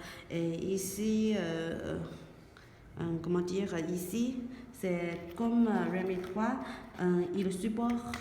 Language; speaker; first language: French; non-native, learner; Chinese